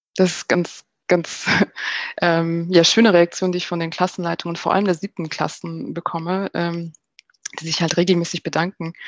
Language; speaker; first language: German; native; German